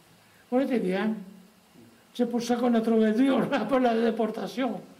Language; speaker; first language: French; non-native, fluent; Spanish